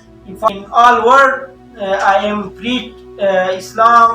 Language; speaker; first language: English; non-native, learner; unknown